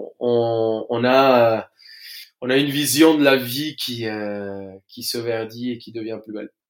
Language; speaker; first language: French; non-native, fluent; Spanish